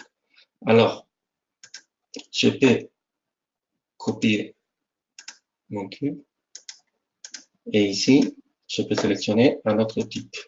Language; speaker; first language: French; non-native, fluent; Spanish